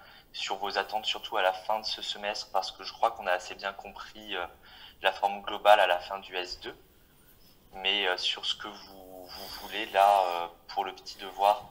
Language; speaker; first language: French; native; French